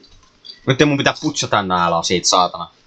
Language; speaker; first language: Finnish; native; Finnish